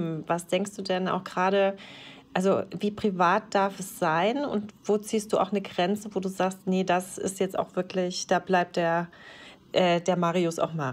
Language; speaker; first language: German; native; German